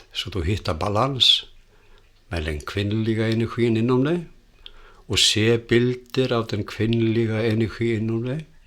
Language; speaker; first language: Swedish; non-native, fluent; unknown